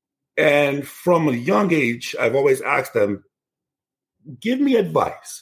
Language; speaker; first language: English; non-native, local second language; Igbo